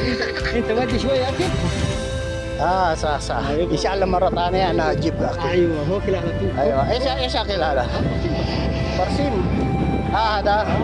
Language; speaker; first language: Arabic; non-native, learner; Filipino